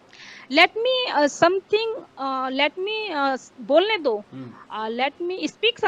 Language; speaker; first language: English; non-native, learner; Hindi